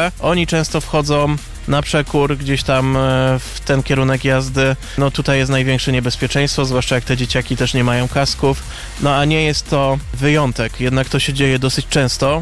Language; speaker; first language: Polish; native; Polish